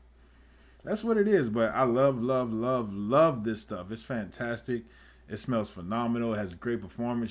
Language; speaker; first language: English; native; English